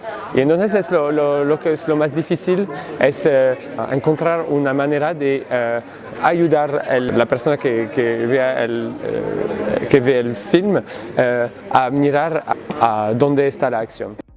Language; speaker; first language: Spanish; non-native, fluent; French